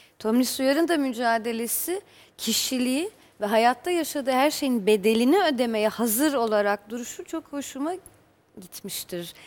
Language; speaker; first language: Turkish; native; Turkish